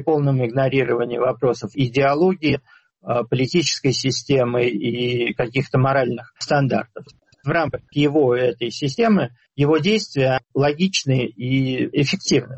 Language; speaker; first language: Russian; native; Russian